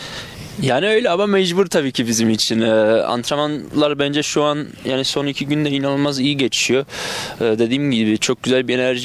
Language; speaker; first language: Turkish; early bilingual, other home language; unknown